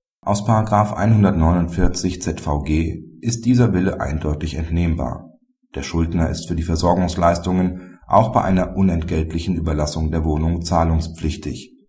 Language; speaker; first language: German; native; German